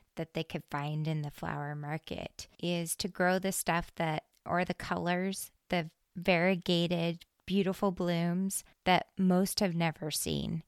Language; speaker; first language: English; native; English